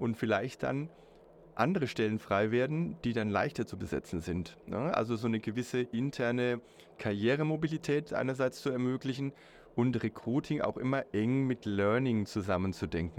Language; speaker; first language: German; native; German